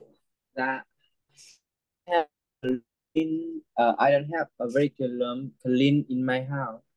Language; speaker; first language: English; non-native, learner; Vietnamese